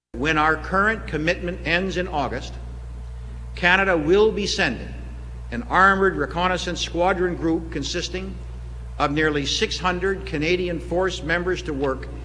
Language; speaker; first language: English; native; English